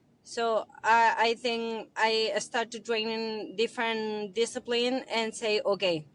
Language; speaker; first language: English; non-native, learner; Spanish